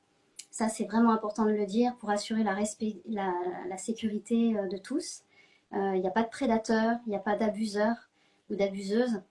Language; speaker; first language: French; native; French